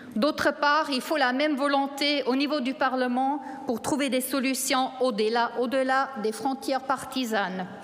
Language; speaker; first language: French; non-native, local second language; German